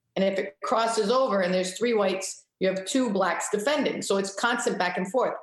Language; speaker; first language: English; native; English